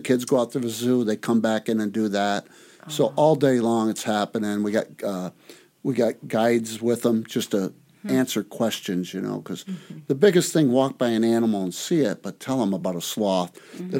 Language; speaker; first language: English; native; English